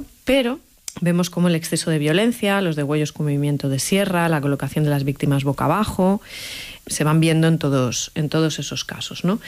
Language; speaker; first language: Spanish; native; Spanish